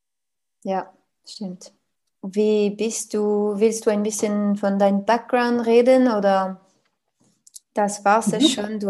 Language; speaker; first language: German; non-native, learner; French